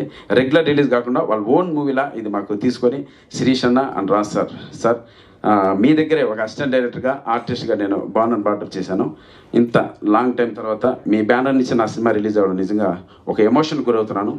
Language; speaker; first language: Telugu; native; Telugu